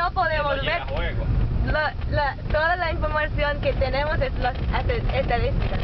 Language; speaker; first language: Spanish; non-native, learner; English